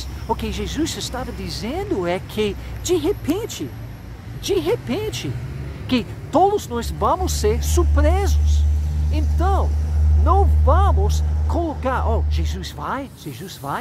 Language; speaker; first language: Portuguese; non-native, fluent; English